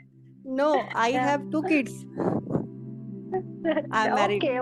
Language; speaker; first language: English; non-native, learner; Punjabi